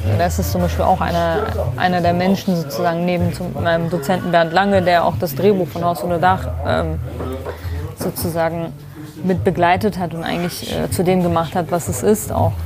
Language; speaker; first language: German; early bilingual, other home language; Kurdish